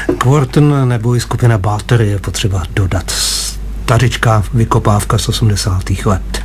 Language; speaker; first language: Czech; native; Czech